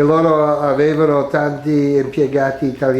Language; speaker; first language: Italian; early bilingual, heritage; English